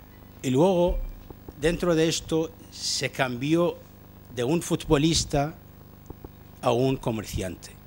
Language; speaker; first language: Spanish; non-native, fluent; Arabic